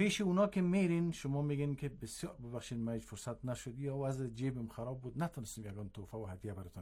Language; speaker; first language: Persian; native; Persian